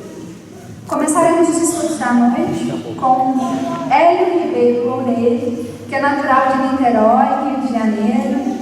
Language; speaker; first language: Portuguese; native; Portuguese